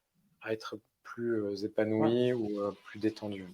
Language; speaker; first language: French; native; French